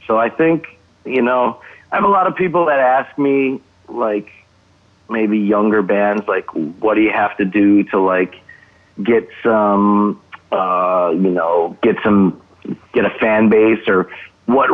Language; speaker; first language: English; native; English